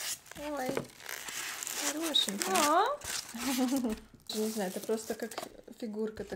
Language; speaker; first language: Russian; native; Russian